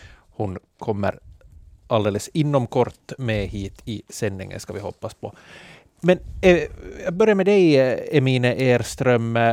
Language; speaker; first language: Swedish; native; Swedish